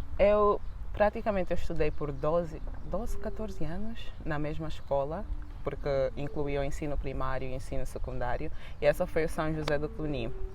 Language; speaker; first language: Portuguese; native; Portuguese